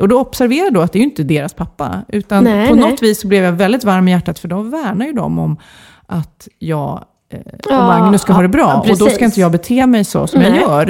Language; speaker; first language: Swedish; native; Swedish